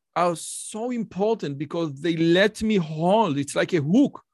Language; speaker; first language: English; non-native, fluent; Hebrew